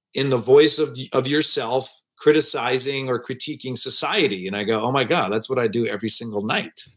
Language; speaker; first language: English; native; English